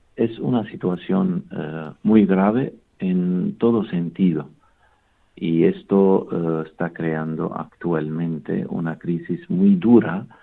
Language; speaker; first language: Spanish; non-native, fluent; Arabic